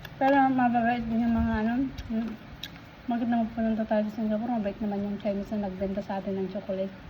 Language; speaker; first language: Filipino; non-native, local second language; Iloko